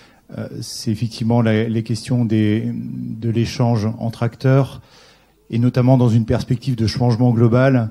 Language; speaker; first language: French; native; French